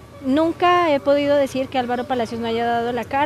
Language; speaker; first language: Spanish; native; Spanish